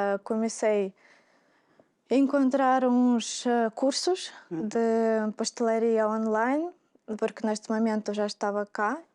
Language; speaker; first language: Portuguese; non-native, fluent; Russian